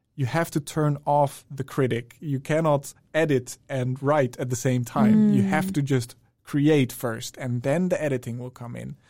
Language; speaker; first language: English; non-native, fluent; Dutch